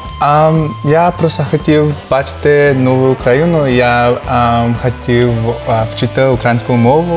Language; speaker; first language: Ukrainian; non-native, learner; English